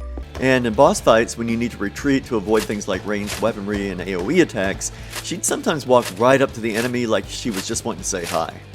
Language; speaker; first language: English; native; English